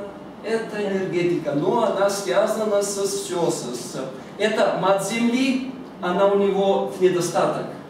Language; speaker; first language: Russian; non-native, fluent; Bulgarian